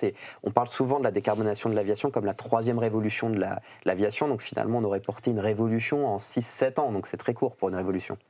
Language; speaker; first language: French; native; French